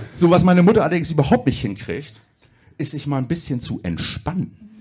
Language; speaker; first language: German; native; German